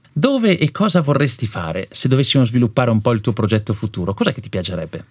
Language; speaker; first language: Italian; native; Italian